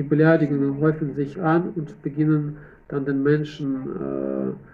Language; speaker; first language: German; non-native, fluent; Russian